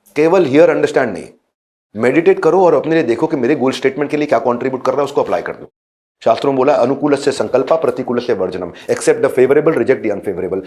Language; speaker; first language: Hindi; native; Hindi